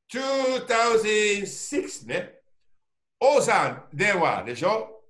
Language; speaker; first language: Japanese; non-native, learner; English